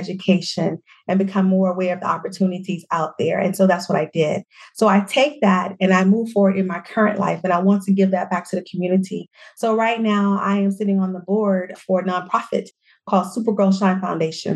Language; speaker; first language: English; native; English